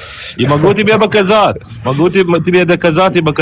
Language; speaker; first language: Russian; non-native, learner; Arabic